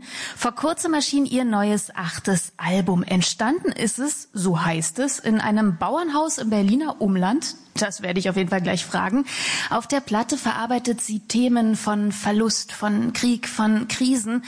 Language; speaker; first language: German; native; German